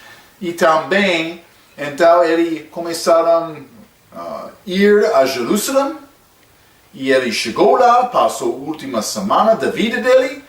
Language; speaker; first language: Portuguese; non-native, fluent; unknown